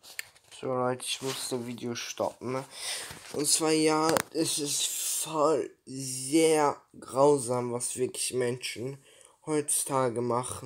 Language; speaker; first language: German; early bilingual, other home language; Turkish